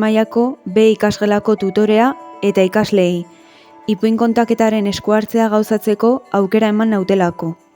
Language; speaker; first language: Basque; native; Basque